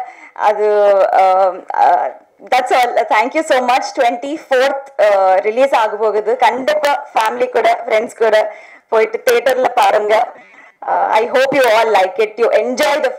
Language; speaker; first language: Tamil; non-native, learner; Telugu